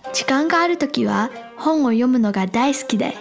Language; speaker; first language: Japanese; early bilingual, heritage; Japanese